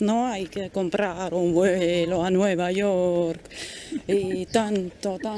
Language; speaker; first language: Spanish; non-native, fluent; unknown